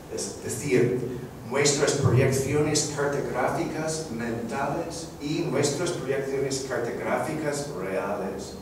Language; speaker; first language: Spanish; non-native, fluent; English